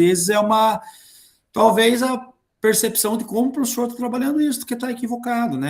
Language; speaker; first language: Portuguese; native; Portuguese